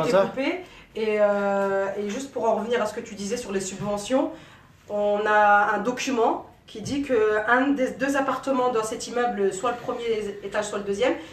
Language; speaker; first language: French; native; French